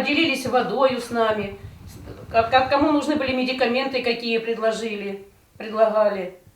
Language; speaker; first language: Russian; native; Russian